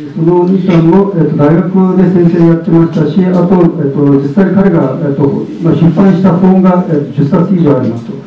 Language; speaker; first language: Japanese; non-native, fluent; Uyghur